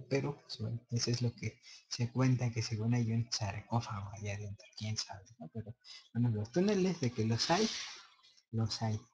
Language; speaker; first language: Spanish; native; Spanish